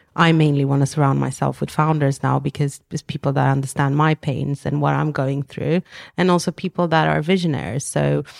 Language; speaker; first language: English; early bilingual, other home language; Romanian